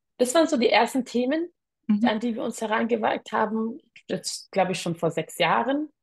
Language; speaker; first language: German; early bilingual, other home language; Tigrinya